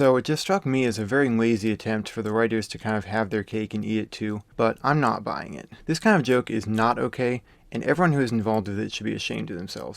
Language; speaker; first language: English; native; English